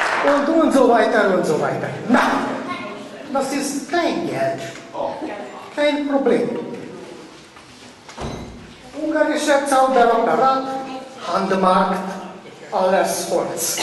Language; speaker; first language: German; non-native, learner; Hungarian